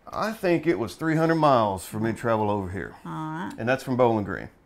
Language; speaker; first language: English; native; English